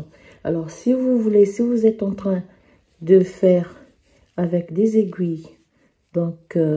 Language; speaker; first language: French; native; French